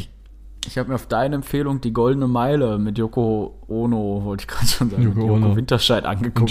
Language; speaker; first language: German; native; German